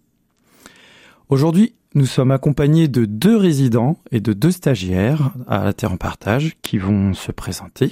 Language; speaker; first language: French; native; French